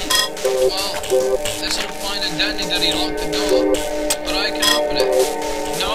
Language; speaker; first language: English; native; English